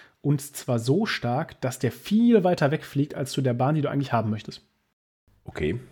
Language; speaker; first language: German; native; German